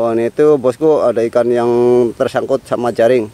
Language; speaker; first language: Indonesian; native; Indonesian